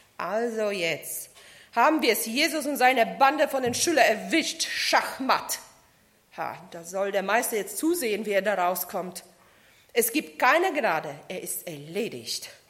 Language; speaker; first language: German; non-native, fluent; Polish